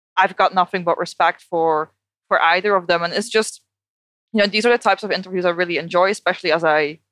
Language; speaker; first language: English; non-native, fluent; Dutch